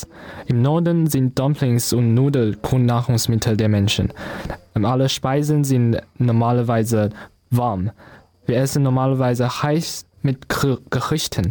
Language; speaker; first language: German; non-native, learner; Chinese